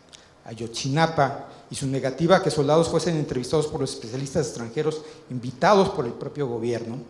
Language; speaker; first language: Spanish; native; Spanish